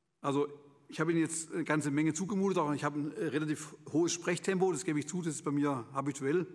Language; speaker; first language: German; native; German